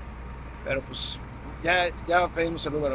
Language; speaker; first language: Spanish; native; Spanish